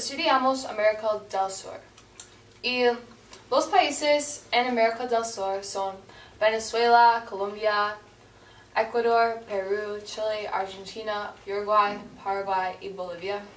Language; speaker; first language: Spanish; non-native, learner; English